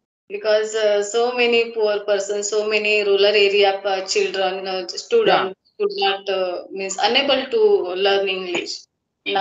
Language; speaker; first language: English; non-native, learner; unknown